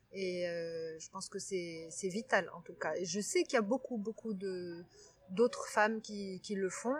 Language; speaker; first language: French; non-native, local second language; Arabic